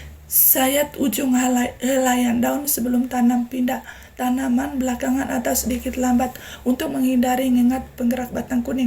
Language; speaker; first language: Indonesian; non-native, learner; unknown